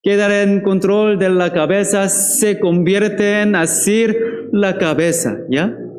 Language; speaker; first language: Spanish; non-native, fluent; Korean